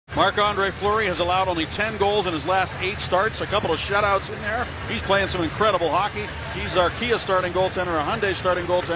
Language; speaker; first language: English; native; English